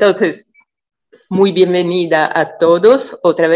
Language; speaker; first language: Spanish; non-native, fluent; Italian